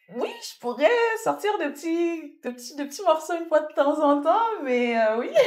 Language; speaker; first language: French; non-native, local second language; Haitian Creole